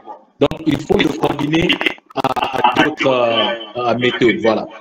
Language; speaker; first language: French; non-native, fluent; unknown